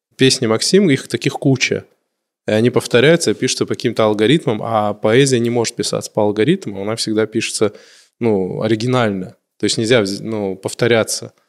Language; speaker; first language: Russian; native; Russian